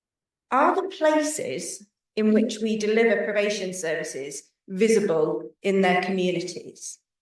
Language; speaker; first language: English; native; English